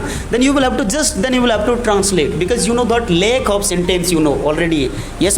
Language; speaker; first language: English; non-native, local second language; Hindi